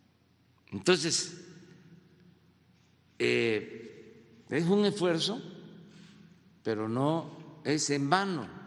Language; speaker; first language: Spanish; native; Spanish